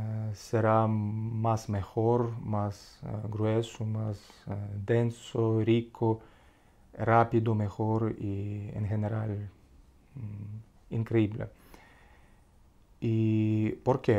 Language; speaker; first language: Spanish; non-native, learner; Russian